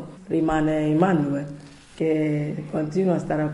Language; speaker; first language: Italian; non-native, learner; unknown